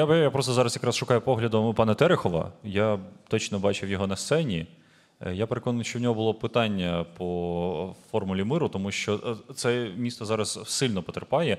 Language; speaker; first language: Ukrainian; native; Ukrainian